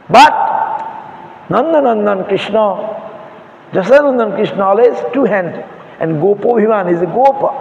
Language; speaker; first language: English; non-native, local second language; Bangla